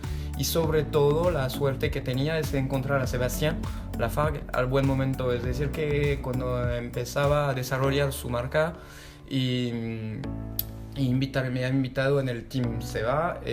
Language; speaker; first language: Spanish; non-native, fluent; French